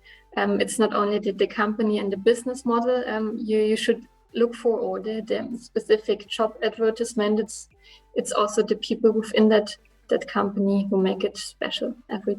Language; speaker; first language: English; non-native, fluent; German